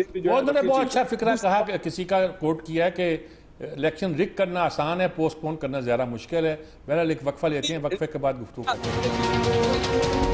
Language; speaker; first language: Urdu; native; Urdu